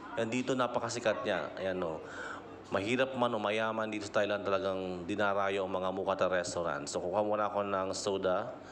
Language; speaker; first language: Filipino; native; Filipino